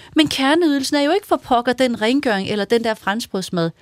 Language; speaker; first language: Danish; native; Danish